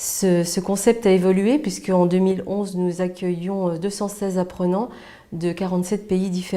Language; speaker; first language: French; native; French